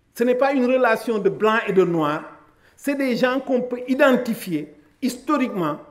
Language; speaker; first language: French; non-native, local second language; Wolof